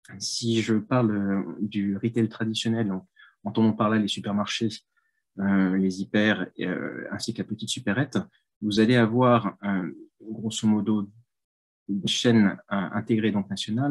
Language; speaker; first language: French; native; French